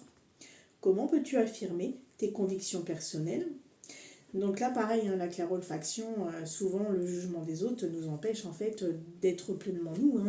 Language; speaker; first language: French; native; French